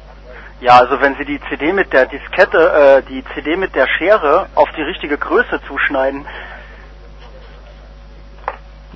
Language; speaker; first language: German; native; German